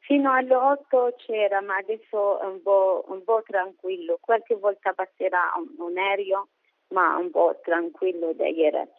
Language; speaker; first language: Italian; non-native, learner; Arabic